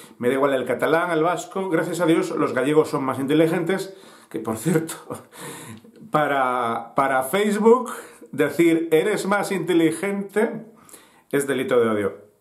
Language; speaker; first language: Spanish; native; Spanish